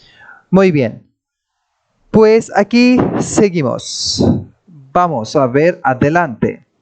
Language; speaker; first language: Spanish; non-native, fluent; Hindi